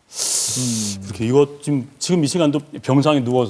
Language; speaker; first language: Korean; native; Korean